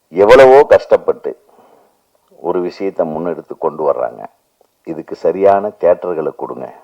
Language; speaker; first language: Tamil; native; Tamil